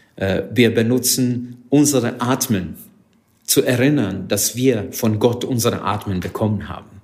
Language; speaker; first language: German; non-native, fluent; Hungarian